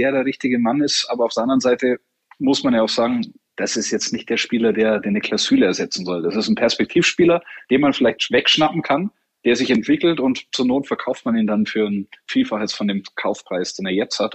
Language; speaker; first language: German; native; German